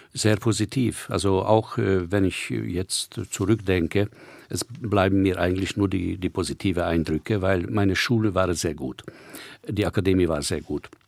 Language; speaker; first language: German; non-native, fluent; Hungarian